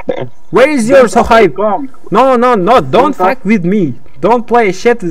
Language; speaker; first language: English; non-native, learner; Uzbek